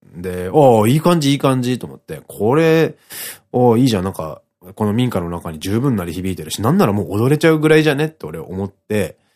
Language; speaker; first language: Japanese; native; Japanese